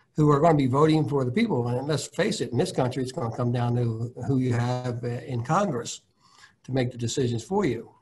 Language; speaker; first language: English; native; English